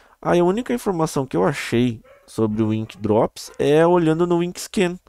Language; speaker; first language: Portuguese; native; Portuguese